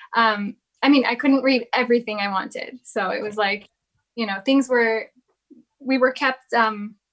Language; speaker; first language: English; native; English